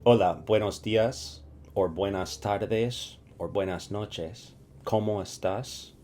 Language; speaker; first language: Spanish; non-native, fluent; English